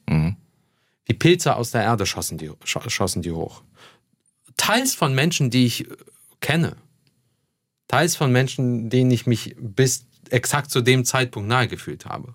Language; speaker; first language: German; early bilingual, other home language; Russian